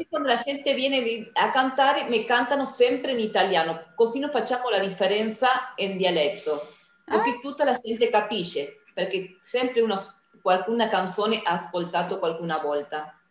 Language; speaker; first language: Italian; non-native, fluent; Spanish